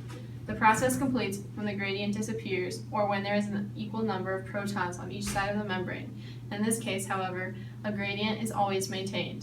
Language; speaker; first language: English; native; English